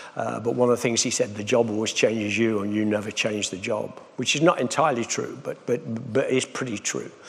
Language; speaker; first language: English; native; English